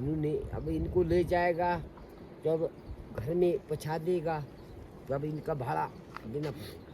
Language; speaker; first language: Hindi; non-native, local second language; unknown